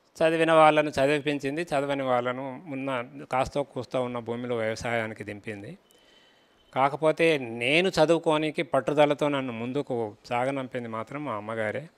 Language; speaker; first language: Telugu; native; Telugu